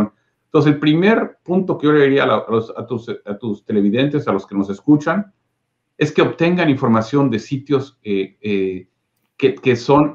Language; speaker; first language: Spanish; native; Spanish